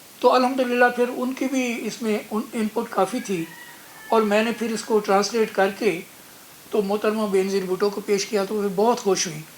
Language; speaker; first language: Urdu; non-native, local second language; Punjabi